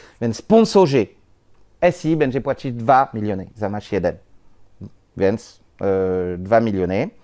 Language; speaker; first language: Polish; non-native, learner; French